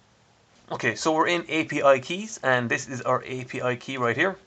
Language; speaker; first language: English; native; English